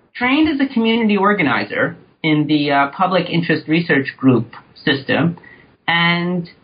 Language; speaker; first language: English; native; English